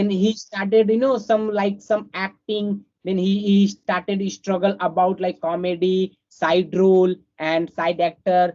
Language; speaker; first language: English; non-native, fluent; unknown